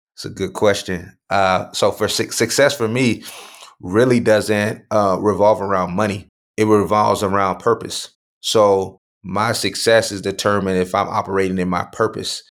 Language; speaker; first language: English; native; English